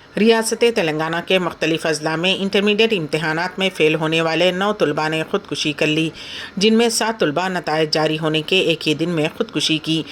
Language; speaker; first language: Urdu; native; Urdu